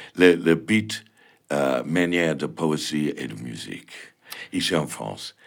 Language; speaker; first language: French; non-native, fluent; English